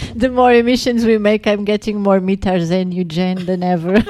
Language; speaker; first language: English; non-native, fluent; Portuguese